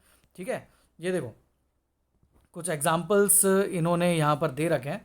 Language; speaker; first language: Hindi; native; Hindi